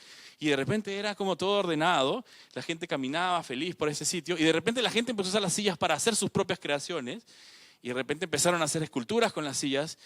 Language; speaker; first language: Spanish; native; Spanish